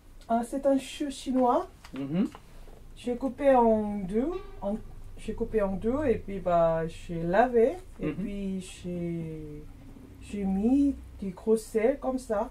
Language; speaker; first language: French; non-native, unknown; Korean